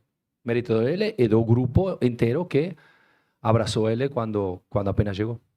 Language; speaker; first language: Portuguese; non-native, fluent; Spanish